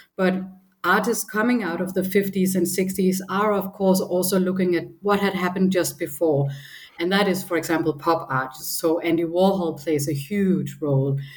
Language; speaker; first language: English; non-native, fluent; Danish